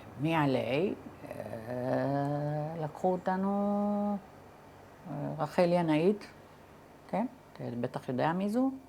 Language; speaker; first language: Hebrew; early bilingual, other home language; Arabic